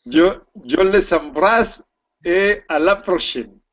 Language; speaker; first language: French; non-native, learner; Spanish